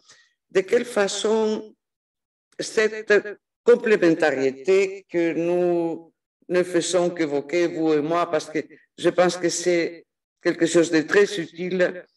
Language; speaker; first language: French; non-native, fluent; Spanish